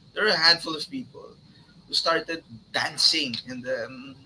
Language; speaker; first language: English; non-native, local second language; Filipino